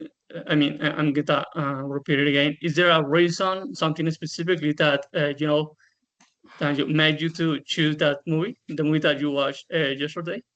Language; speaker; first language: English; non-native, fluent; Spanish